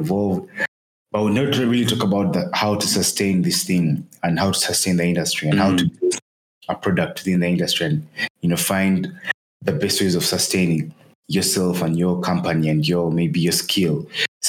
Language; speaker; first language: English; non-native, local second language; Ganda